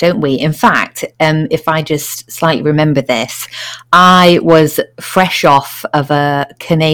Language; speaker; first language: English; native; English